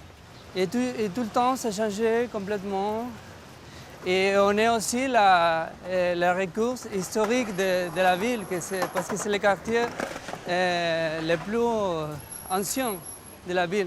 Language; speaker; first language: French; non-native, fluent; Spanish